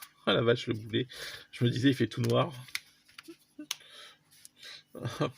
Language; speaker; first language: French; native; French